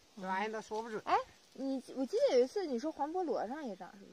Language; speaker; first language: Chinese; native; Chinese